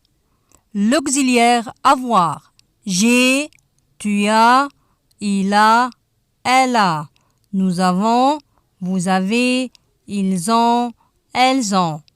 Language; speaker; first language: French; non-native, fluent; Arabic